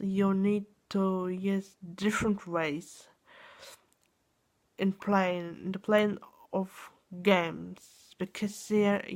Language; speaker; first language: English; non-native, learner; Russian